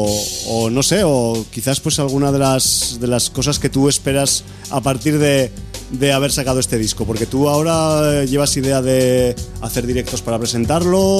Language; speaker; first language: Spanish; native; Spanish